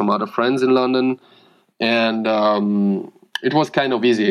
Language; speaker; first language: English; non-native, fluent; Italian